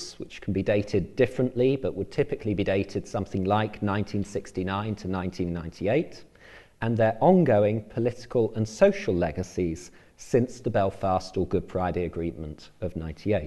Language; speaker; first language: English; native; English